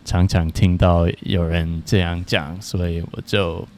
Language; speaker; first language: Chinese; non-native, fluent; English